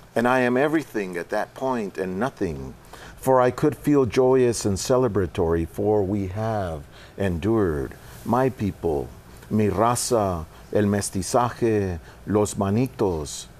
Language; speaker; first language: English; early bilingual, other home language; Spanish